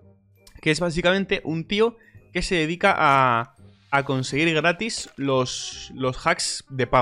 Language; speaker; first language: Spanish; native; Spanish